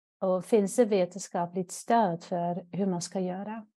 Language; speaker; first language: Swedish; non-native, fluent; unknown